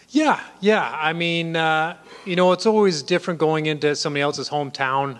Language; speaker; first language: English; native; English